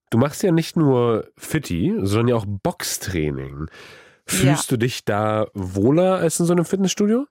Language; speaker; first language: German; native; German